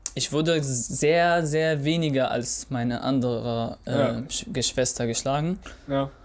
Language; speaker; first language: German; non-native, fluent; Arabic